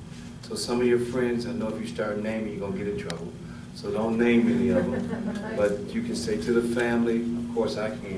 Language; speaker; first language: English; native; English